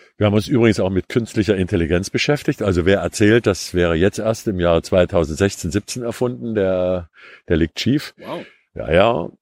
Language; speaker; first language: German; native; German